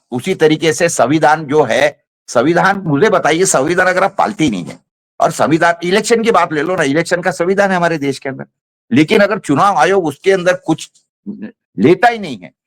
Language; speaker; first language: Hindi; non-native, local second language; Marathi